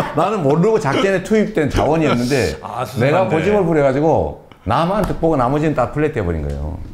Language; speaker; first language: Korean; native; Korean